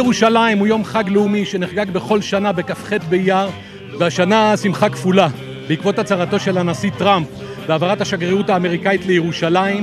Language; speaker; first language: Hebrew; native; Hebrew